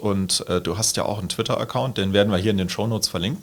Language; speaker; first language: German; native; German